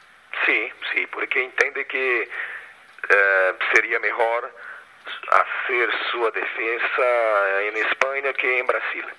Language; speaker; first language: Spanish; non-native, fluent; Portuguese